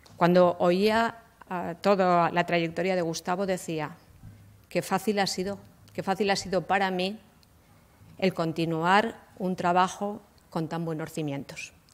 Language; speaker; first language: Spanish; native; Spanish